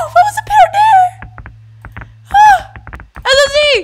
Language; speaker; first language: Spanish; non-native, learner; English